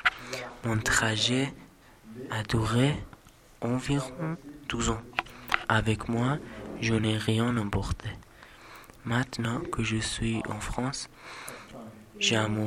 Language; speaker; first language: French; non-native, learner; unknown